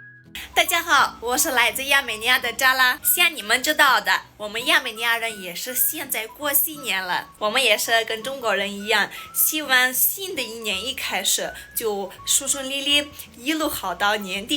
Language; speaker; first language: Chinese; non-native, fluent; Armenian